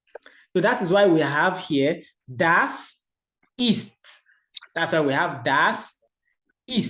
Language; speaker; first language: German; non-native, learner; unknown